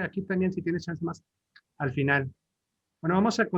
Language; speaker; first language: Spanish; native; Spanish